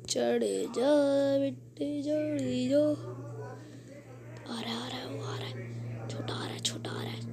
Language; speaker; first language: Hindi; native; Hindi